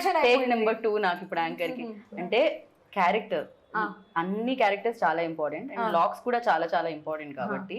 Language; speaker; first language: Telugu; native; Telugu